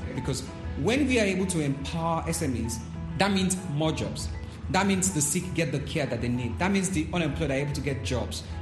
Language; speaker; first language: English; non-native, local second language; Yoruba